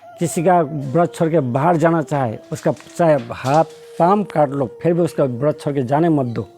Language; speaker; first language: Hindi; non-native, local second language; Bangla